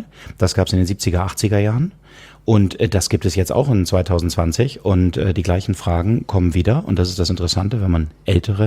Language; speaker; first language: German; native; German